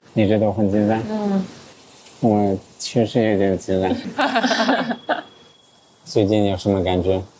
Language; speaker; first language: Chinese; early bilingual, heritage; English